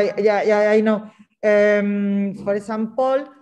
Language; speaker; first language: English; non-native, learner; Spanish